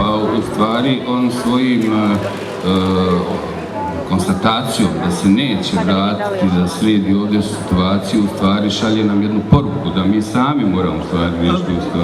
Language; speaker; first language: Bosnian; native; Bosnian